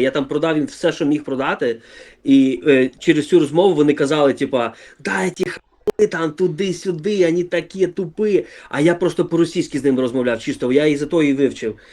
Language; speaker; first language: Ukrainian; early bilingual, other home language; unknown